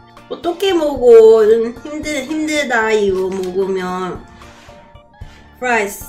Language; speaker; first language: Korean; non-native, learner; Cantonese